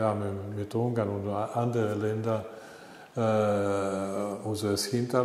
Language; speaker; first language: German; non-native, learner; Italian